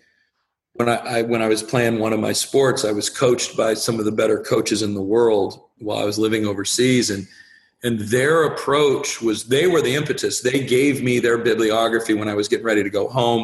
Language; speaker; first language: English; native; English